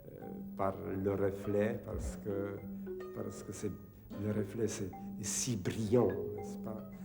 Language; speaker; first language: French; non-native, fluent; Czech